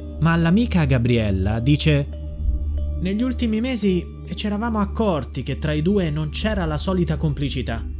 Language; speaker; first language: Italian; native; Italian